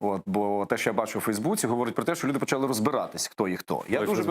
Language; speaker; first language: Ukrainian; native; Ukrainian